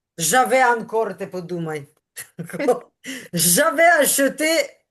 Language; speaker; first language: French; non-native, learner; Ukrainian